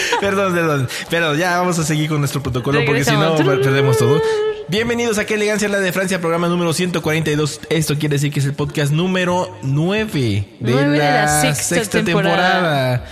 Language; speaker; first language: Spanish; native; Spanish